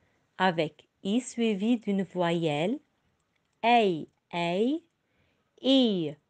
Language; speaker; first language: French; non-native, local second language; Arabic